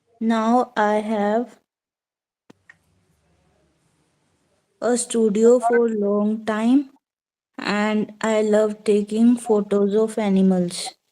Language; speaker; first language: English; non-native, local second language; Hindi